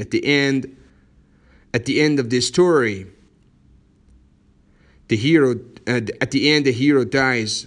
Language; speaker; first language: English; non-native, fluent; Persian